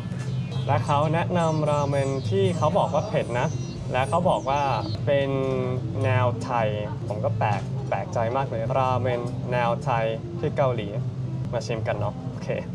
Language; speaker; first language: Thai; non-native, fluent; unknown